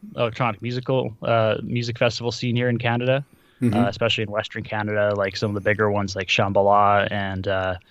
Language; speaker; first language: English; early bilingual, other home language; Russian